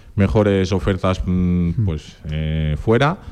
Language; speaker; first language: Spanish; early bilingual, other home language; Portuguese